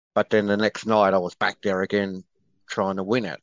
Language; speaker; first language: English; native; English